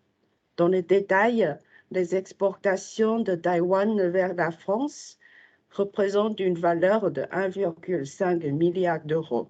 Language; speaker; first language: French; non-native, fluent; Chinese